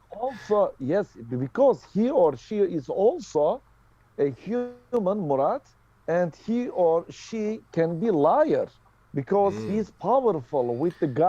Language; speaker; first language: English; non-native, learner; Turkish